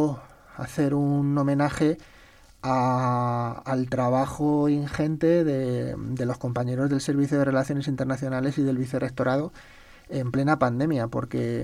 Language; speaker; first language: Spanish; native; Spanish